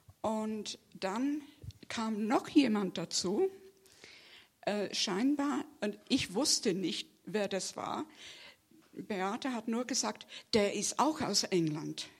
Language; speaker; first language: German; non-native, fluent; English